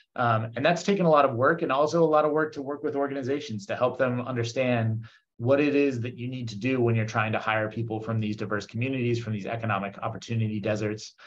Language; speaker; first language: English; native; English